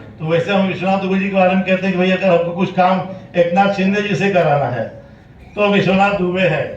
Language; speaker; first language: Hindi; native; Hindi